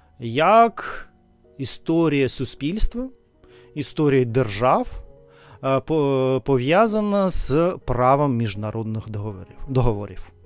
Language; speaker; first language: Ukrainian; non-native, learner; Russian